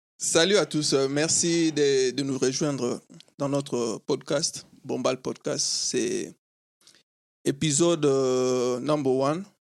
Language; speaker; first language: French; non-native, local second language; Lingala